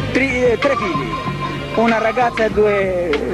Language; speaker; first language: Italian; non-native, learner; Albanian